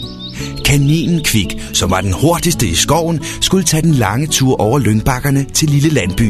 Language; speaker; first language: Danish; native; Danish